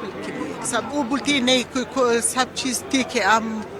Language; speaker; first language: Hindi; non-native, learner; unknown